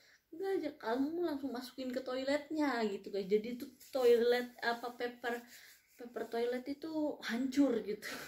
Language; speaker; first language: Indonesian; non-native, local second language; Javanese